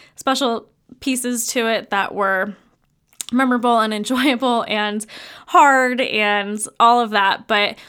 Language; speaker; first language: English; native; English